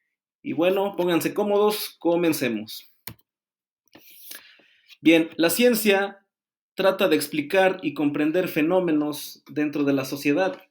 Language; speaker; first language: Spanish; native; Spanish